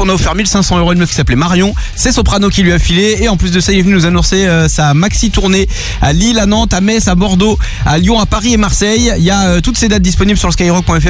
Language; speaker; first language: French; native; French